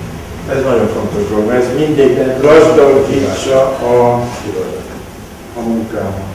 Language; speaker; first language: Hungarian; non-native, local second language; Romanian